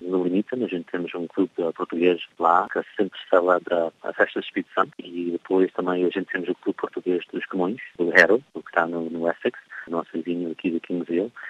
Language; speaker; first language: Portuguese; early bilingual, heritage; Portuguese